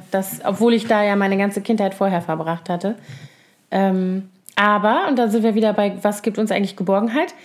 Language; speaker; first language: German; native; German